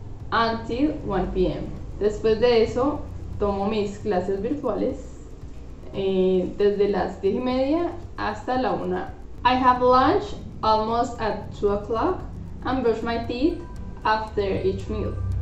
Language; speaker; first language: Spanish; native; Spanish